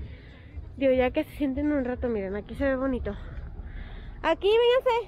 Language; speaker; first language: Spanish; native; Spanish